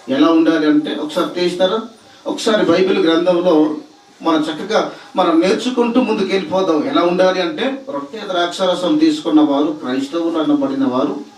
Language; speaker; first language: Telugu; non-native, local second language; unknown